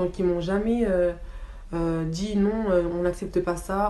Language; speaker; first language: French; early bilingual, other home language; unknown